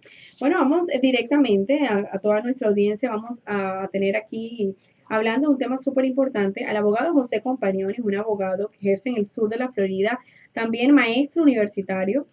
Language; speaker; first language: Spanish; native; Spanish